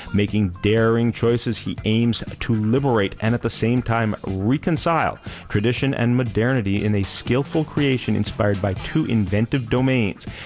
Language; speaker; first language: English; native; English